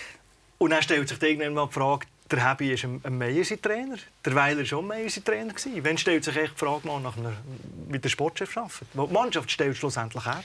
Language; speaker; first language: German; native; German